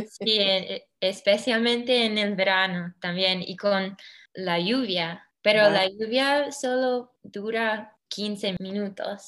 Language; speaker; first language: Spanish; early bilingual, heritage; English